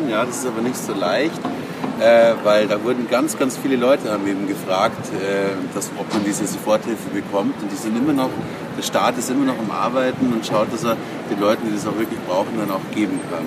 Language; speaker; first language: German; native; German